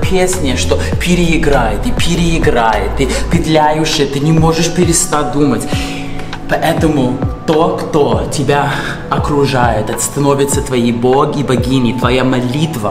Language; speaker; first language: Russian; non-native, fluent; English